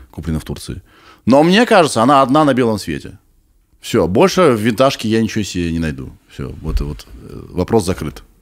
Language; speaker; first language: Russian; native; Russian